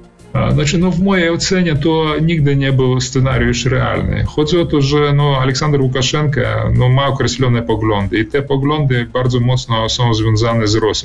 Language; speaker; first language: Polish; early bilingual, heritage; Polish